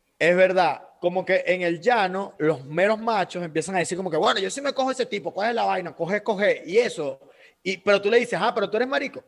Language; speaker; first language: Spanish; native; Spanish